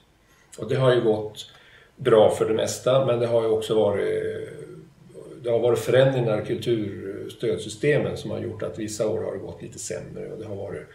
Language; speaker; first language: Swedish; native; Swedish